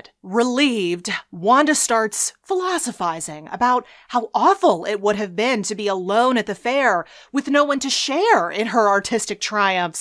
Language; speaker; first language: English; native; English